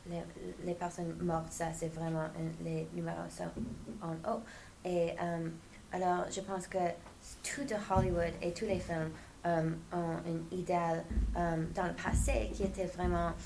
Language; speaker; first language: French; non-native, fluent; English